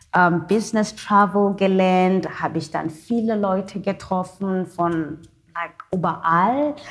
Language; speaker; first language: German; non-native, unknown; Xhosa